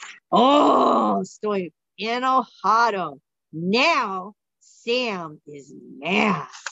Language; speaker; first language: Spanish; non-native, learner; English